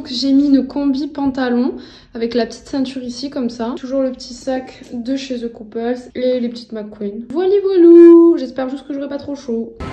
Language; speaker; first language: French; native; French